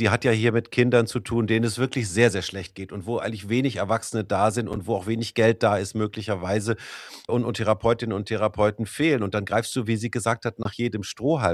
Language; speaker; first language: German; native; German